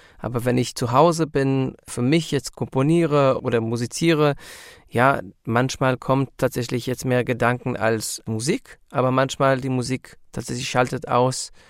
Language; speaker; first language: German; non-native, learner; Hebrew